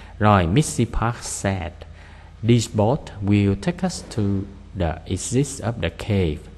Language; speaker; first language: English; non-native, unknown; Vietnamese